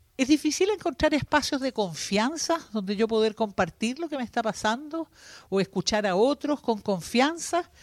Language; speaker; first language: Spanish; native; Spanish